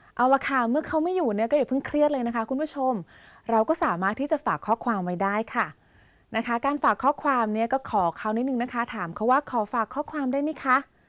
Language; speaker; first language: Thai; native; Thai